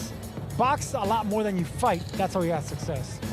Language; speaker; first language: English; native; English